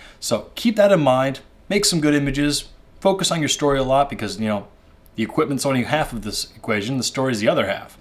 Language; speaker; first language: English; native; English